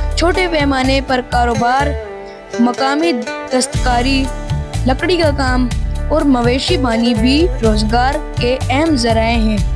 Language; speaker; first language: Urdu; non-native, local second language; Pahari-Potwari